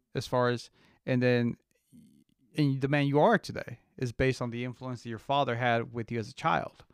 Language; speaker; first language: English; early bilingual, other home language; Spanish